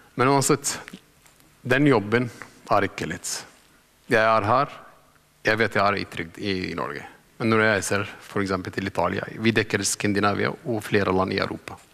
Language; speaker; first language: Norwegian; non-native, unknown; Arabic